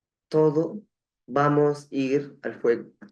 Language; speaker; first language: Spanish; non-native, local second language; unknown